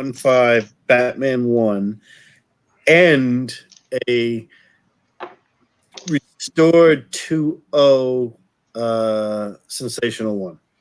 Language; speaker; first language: English; native; English